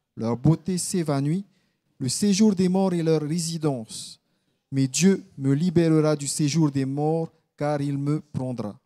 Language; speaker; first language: French; native; French